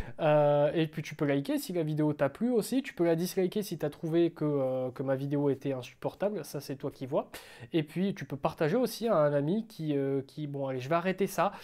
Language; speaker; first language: French; native; French